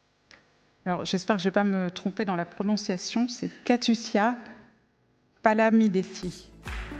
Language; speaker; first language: French; native; French